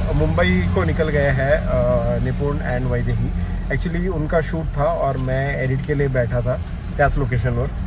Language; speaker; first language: Hindi; non-native, local second language; Marathi